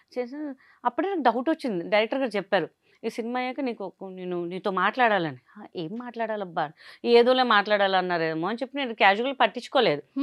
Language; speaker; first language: Telugu; non-native, local second language; Hindi